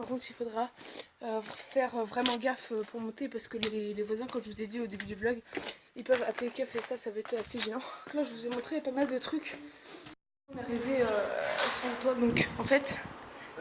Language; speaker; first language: French; native; French